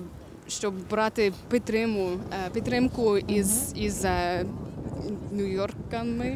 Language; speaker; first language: Ukrainian; non-native, learner; English